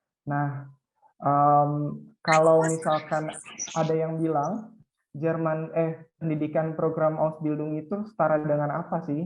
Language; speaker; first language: Indonesian; native; Indonesian